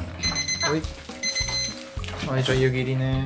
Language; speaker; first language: Japanese; native; Japanese